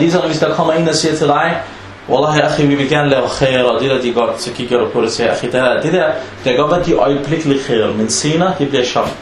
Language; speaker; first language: Danish; non-native, fluent; Arabic